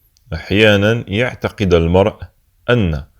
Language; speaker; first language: Arabic; native; Arabic